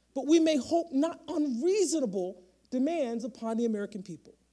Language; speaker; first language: English; native; English